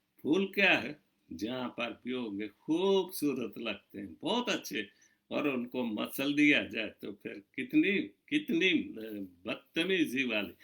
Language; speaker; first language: Urdu; non-native, local second language; Punjabi